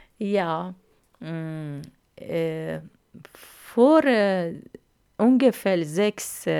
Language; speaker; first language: German; non-native, learner; Arabic